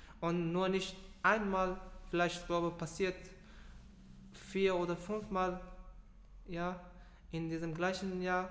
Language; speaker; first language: German; non-native, learner; Persian